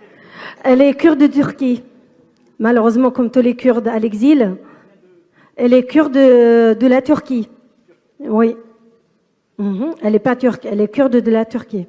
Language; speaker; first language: French; non-native, fluent; Kurdish